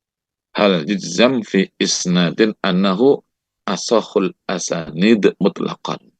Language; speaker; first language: Arabic; non-native, fluent; Indonesian